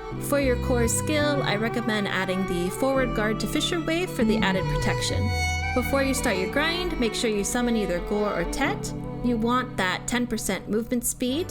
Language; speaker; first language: English; native; English